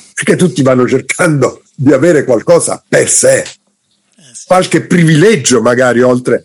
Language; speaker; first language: Italian; native; Italian